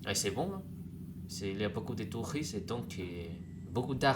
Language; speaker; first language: French; non-native, learner; Indonesian